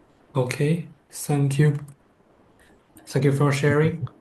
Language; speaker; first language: English; non-native, fluent; Chinese